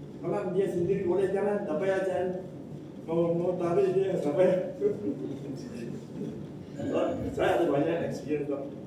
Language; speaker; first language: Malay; non-native, local second language; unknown